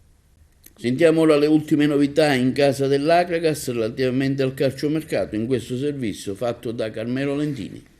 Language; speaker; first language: Italian; native; Italian